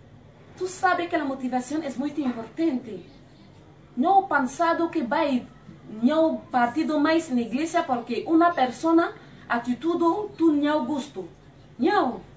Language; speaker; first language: Spanish; non-native, learner; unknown